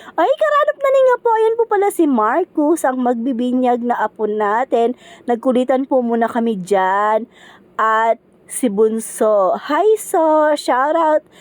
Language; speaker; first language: Filipino; non-native, local second language; Pampanga